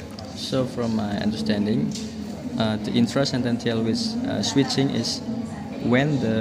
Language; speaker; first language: English; non-native, learner; Indonesian